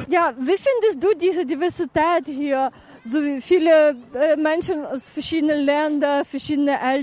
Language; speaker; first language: German; non-native, fluent; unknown